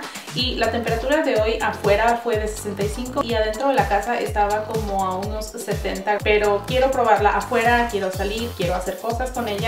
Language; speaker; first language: Spanish; early bilingual, heritage; Spanish